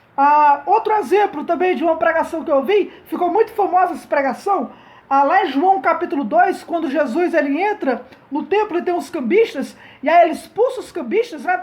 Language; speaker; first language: Portuguese; native; Portuguese